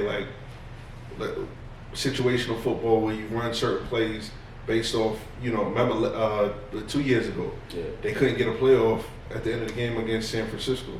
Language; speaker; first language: English; native; English